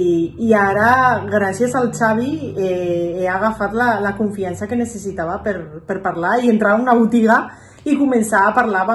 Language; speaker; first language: Catalan; non-native, local second language; Spanish